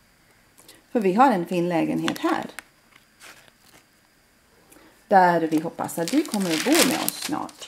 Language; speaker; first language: Swedish; non-native, fluent; Latvian